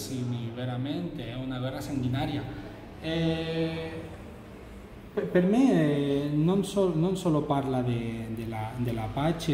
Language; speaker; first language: Italian; non-native, fluent; Catalan